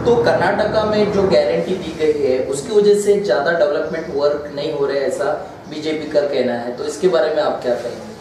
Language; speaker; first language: Hindi; non-native, local second language; Kannada